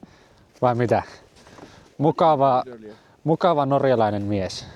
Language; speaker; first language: Finnish; native; Finnish